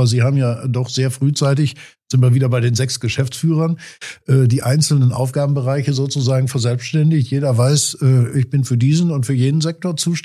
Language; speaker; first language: German; native; German